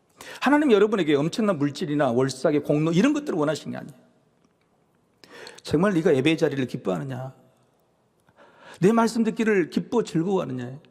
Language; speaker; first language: Korean; native; Korean